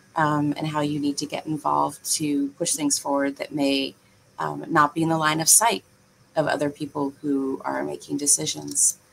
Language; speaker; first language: English; native; English